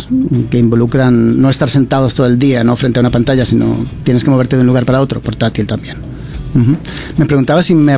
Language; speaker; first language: Spanish; early bilingual, other home language; English